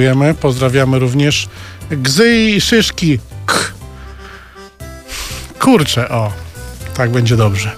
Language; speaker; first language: Polish; native; Polish